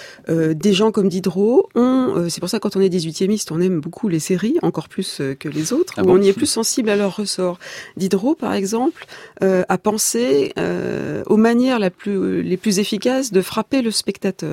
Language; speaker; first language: French; native; French